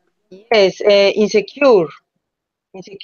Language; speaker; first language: English; non-native, learner; Spanish